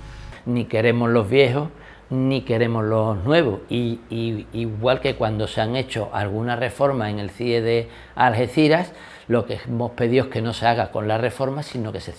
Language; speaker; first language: Spanish; native; Spanish